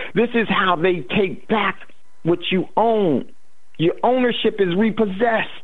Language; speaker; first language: English; native; English